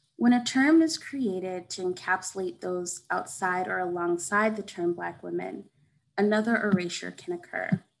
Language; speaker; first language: English; native; English